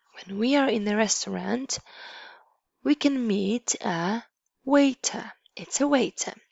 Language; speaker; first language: English; non-native, fluent; Polish